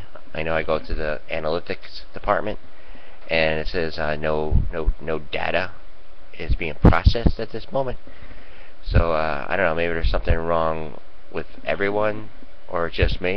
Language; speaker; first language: English; native; English